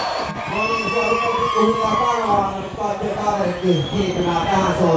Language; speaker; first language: Finnish; native; Finnish